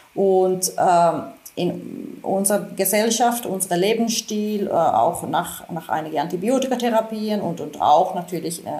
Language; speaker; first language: German; non-native, fluent; Finnish